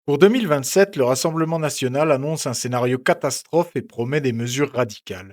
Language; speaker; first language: French; native; French